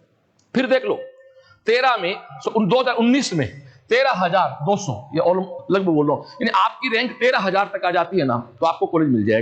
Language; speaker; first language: Hindi; native; Hindi